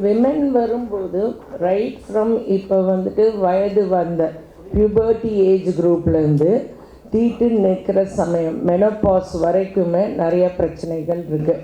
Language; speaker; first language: Tamil; native; Tamil